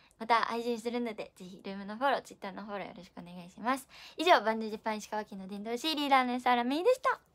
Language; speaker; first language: Japanese; native; Japanese